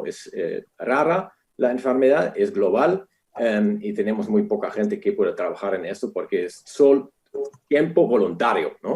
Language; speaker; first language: Spanish; non-native, fluent; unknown